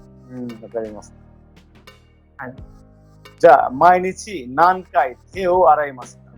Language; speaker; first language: Japanese; non-native, fluent; Bangla